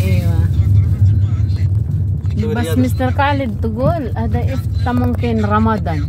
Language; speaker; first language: Arabic; non-native, learner; Filipino